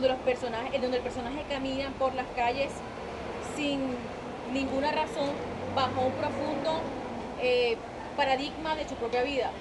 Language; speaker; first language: Spanish; native; Spanish